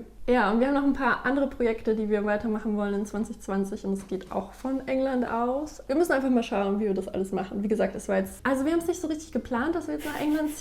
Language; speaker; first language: German; native; German